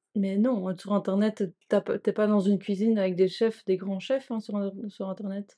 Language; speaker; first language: French; non-native, fluent; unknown